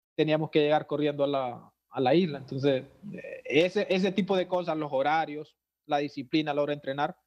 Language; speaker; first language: Spanish; native; Spanish